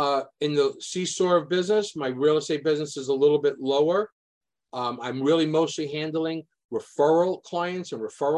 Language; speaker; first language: English; native; English